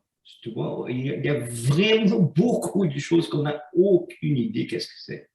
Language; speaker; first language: French; non-native, fluent; Portuguese